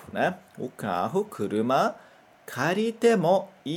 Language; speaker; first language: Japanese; non-native, fluent; Portuguese